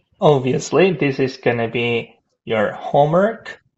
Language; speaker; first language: English; non-native, fluent; Korean